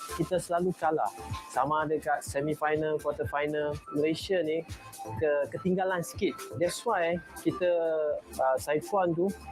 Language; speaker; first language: Malay; non-native, local second language; Chinese